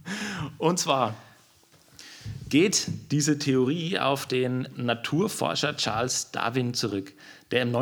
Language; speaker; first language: German; native; German